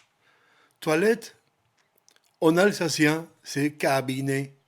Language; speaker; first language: French; non-native, learner; Spanish